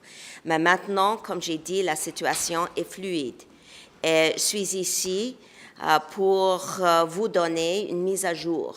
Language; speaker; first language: French; non-native, local second language; English